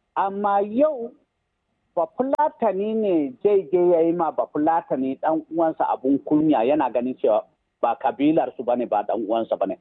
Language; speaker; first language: Hausa; non-native, local second language; Fula